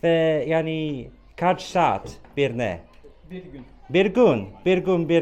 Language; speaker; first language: Turkish; non-native, learner; English